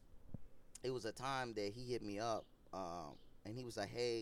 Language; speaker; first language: English; non-native, local second language; Yoruba